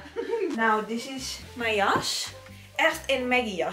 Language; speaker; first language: Dutch; non-native, learner; Italian